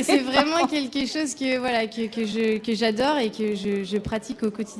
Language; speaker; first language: French; native; French